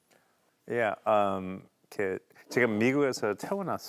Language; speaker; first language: Korean; early bilingual, heritage; English